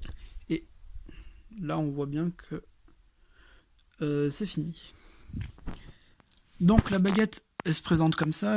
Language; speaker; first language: French; native; French